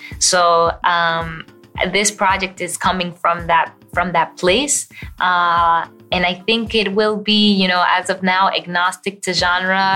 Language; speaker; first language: English; early bilingual, other home language; Spanish